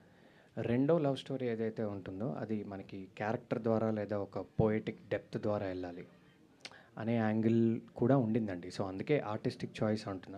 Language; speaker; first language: Telugu; native; Telugu